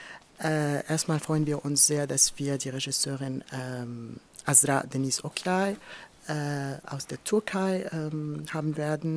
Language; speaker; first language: German; non-native, fluent; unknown